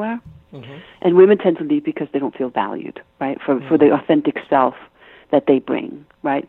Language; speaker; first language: English; non-native, fluent; Danish